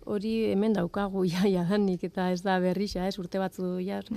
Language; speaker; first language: Basque; native; Basque